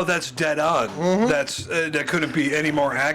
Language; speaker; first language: English; native; English